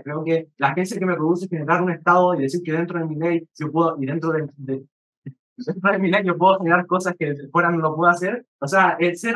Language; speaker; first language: Spanish; native; Spanish